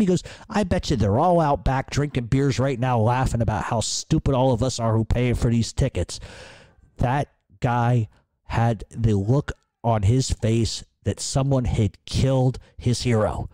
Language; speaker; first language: English; native; English